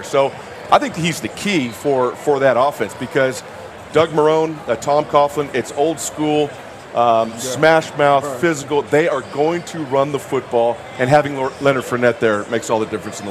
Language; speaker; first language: English; native; English